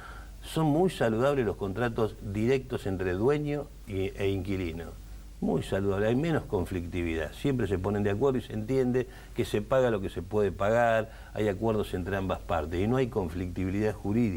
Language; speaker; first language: Spanish; native; Spanish